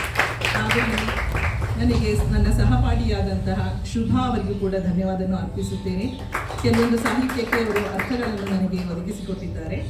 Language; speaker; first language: Kannada; native; Kannada